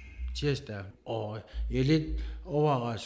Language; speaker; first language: Danish; non-native, local second language; Kalaallisut